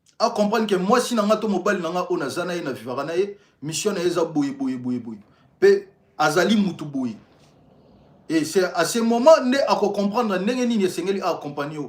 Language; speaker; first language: Lingala; non-native, local second language; Kongo